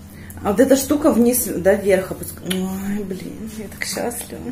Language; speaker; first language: Russian; native; Russian